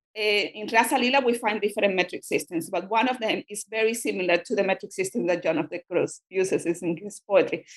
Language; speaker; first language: English; non-native, fluent; Spanish